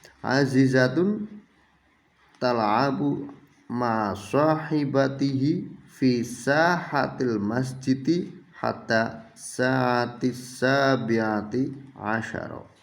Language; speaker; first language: Arabic; non-native, learner; Indonesian